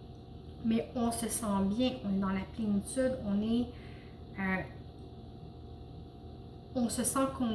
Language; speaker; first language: French; native; French